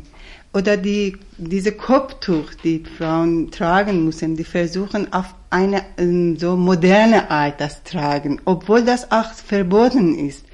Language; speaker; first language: German; non-native, fluent; Persian